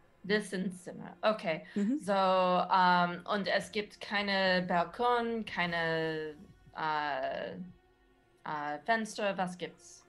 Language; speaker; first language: German; non-native, learner; English